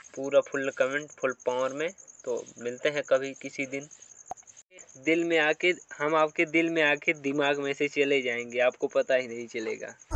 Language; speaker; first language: Hindi; native; Hindi